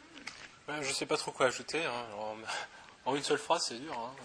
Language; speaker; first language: French; native; French